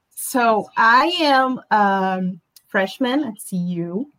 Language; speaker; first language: English; non-native, fluent; Portuguese